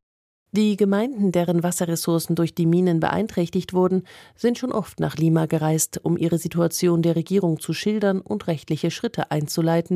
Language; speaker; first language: German; native; German